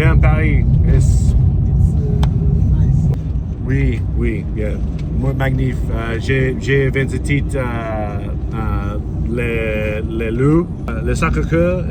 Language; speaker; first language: French; non-native, learner; English